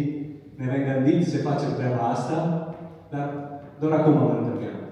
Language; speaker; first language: Romanian; non-native, learner; Italian